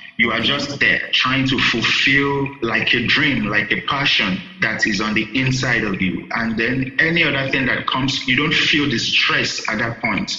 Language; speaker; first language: English; non-native, local second language; Yoruba